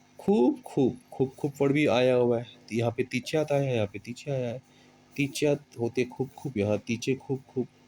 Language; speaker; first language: Hindi; native; Hindi